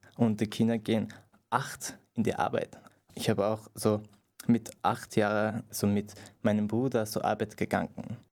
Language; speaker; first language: German; non-native, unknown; Persian